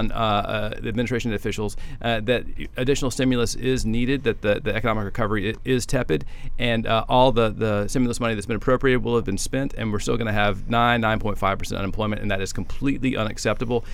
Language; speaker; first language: English; native; English